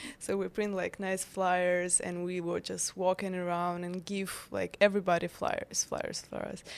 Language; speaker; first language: English; non-native, fluent; Russian